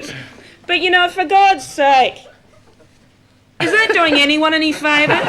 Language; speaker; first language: English; native; English